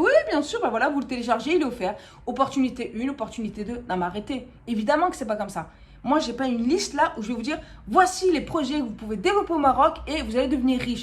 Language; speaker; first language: French; native; French